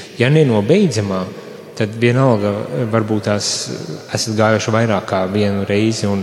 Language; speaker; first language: Latvian; native; Latvian